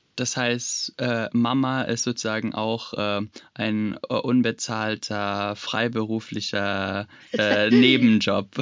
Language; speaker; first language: German; native; German